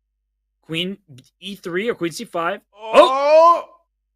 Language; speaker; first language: English; native; English